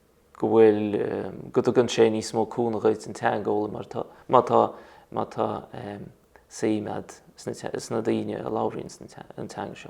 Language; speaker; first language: Irish; non-native, fluent; Russian